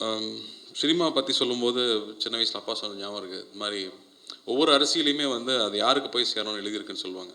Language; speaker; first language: Tamil; native; Tamil